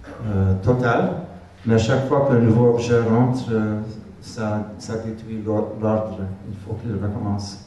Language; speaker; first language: French; non-native, fluent; Hungarian